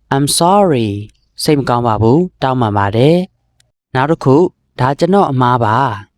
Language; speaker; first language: Burmese; native; Burmese